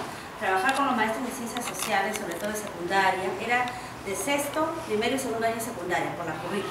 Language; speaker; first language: Spanish; native; Spanish